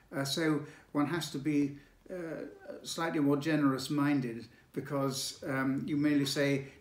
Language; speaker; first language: English; native; English